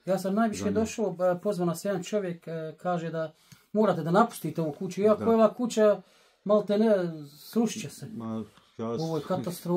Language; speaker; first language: Bosnian; native; Bosnian